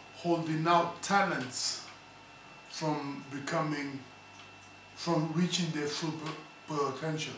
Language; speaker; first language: English; non-native, fluent; Swedish